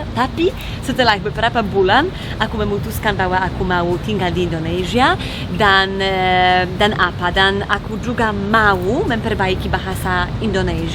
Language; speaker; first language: Indonesian; non-native, fluent; Polish